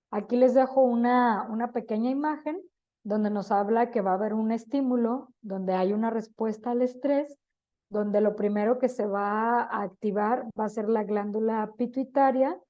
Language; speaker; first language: Spanish; native; Spanish